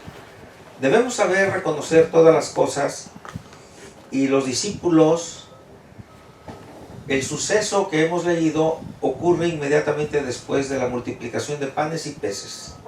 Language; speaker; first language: Spanish; native; Spanish